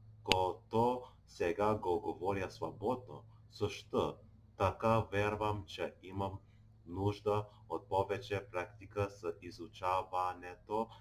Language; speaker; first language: Bulgarian; non-native, learner; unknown